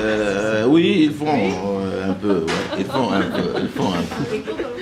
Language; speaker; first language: French; non-native, local second language; Arabic